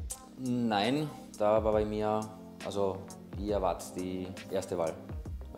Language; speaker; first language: German; non-native, fluent; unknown